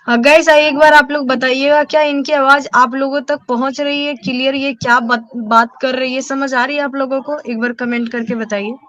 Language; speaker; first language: Hindi; native; Hindi